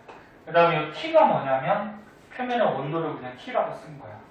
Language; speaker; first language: Korean; native; Korean